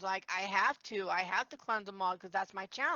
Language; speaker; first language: English; native; English